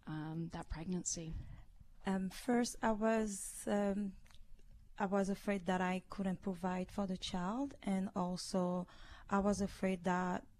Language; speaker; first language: English; non-native, learner; Haitian Creole